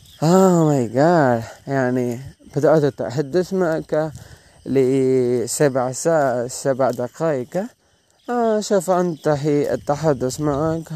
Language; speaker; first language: Arabic; non-native, learner; Malayalam